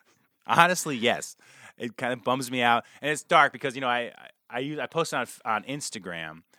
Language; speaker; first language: English; native; English